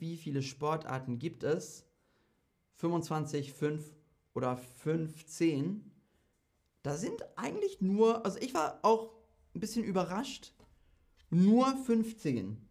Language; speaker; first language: German; non-native, fluent; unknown